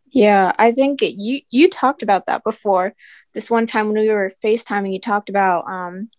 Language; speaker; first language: English; early bilingual, other home language; Filipino